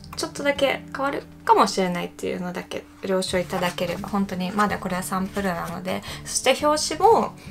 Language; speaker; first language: Japanese; non-native, fluent; Russian